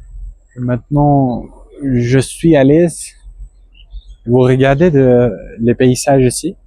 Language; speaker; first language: French; non-native, learner; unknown